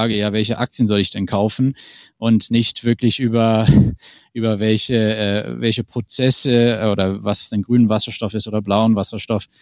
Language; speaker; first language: German; non-native, fluent; English